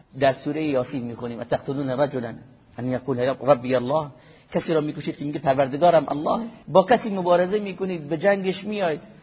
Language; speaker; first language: Persian; native; Persian